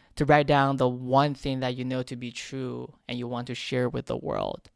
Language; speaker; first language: English; non-native, fluent; Chinese